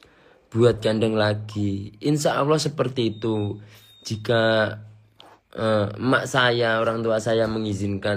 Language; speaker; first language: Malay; non-native, local second language; Javanese